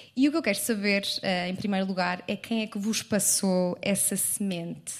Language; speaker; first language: Portuguese; native; Portuguese